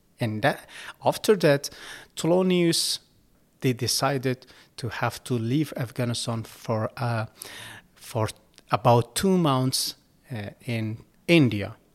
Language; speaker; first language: English; non-native, learner; Persian